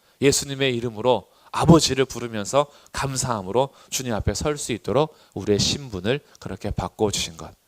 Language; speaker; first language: Korean; native; Korean